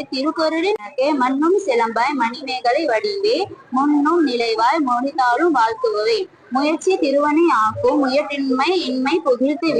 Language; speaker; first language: Tamil; non-native, local second language; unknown